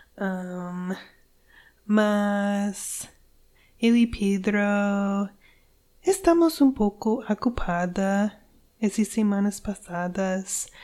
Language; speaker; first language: Portuguese; non-native, learner; English